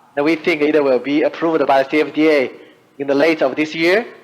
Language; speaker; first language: English; non-native, fluent; Chinese